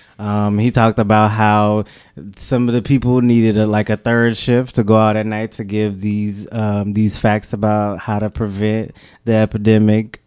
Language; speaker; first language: English; native; English